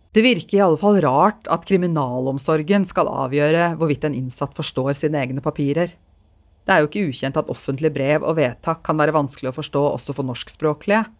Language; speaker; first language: Norwegian; native; Norwegian